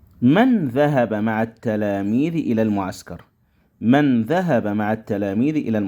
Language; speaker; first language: Arabic; non-native, fluent; Indonesian